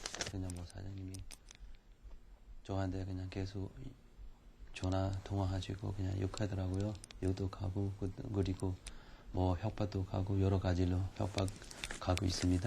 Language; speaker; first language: Korean; non-native, fluent; Burmese